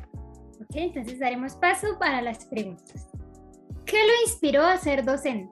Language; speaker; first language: Spanish; native; Spanish